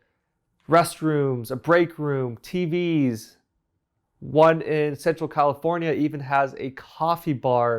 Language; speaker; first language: English; native; English